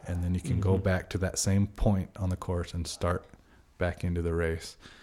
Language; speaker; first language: English; native; English